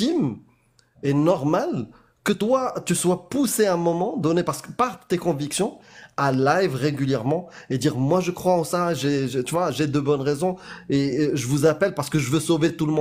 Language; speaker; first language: French; native; French